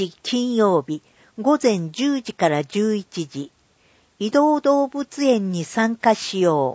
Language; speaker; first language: Japanese; native; Japanese